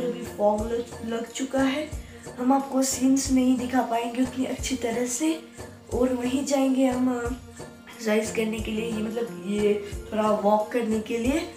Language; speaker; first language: Hindi; non-native, local second language; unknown